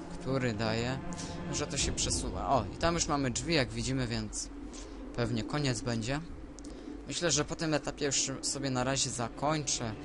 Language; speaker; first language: Polish; native; Polish